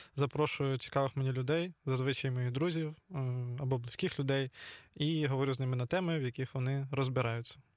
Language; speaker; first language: Ukrainian; native; Ukrainian